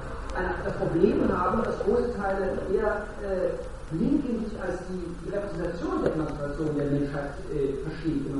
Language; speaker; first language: German; native; German